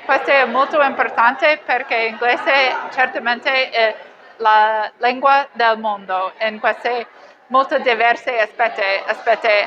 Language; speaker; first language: Italian; non-native, learner; English